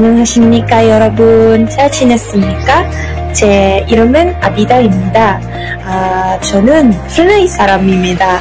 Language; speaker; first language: Korean; non-native, learner; French